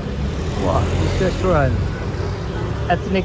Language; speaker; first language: English; non-native, fluent; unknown